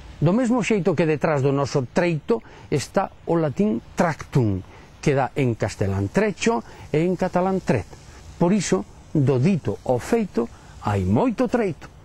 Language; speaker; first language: Galician; native; Galician